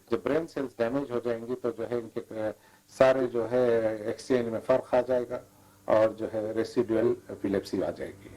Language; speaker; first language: Hindi; native; Hindi